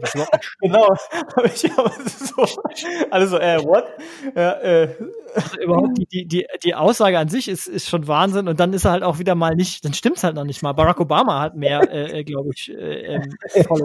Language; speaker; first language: German; native; German